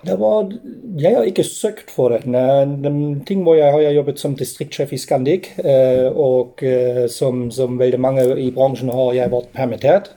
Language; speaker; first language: Norwegian; non-native, fluent; German